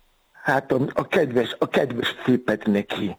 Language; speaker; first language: Hungarian; non-native, fluent; Yoruba